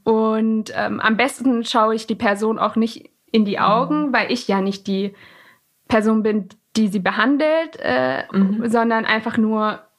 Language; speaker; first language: German; early bilingual, other home language; Persian